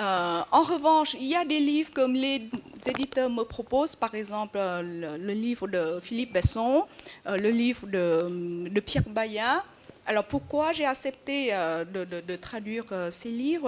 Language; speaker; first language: French; non-native, fluent; Vietnamese